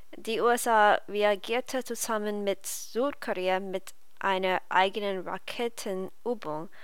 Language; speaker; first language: German; non-native, learner; English